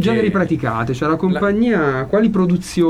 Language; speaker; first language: Italian; native; Italian